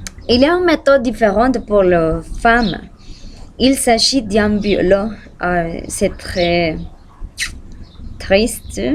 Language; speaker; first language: French; non-native, learner; Spanish